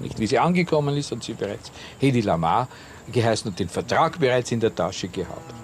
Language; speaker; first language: German; native; German